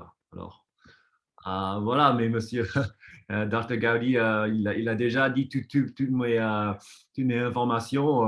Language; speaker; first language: French; non-native, fluent; English